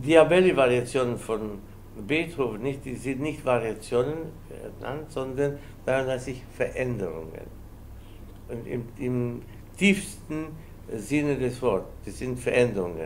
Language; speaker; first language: German; non-native, fluent; Spanish